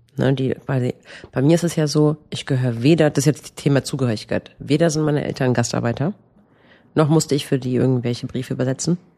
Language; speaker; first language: German; native; German